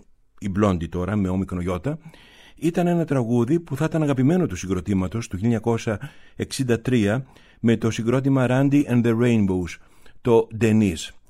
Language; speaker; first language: Greek; native; Greek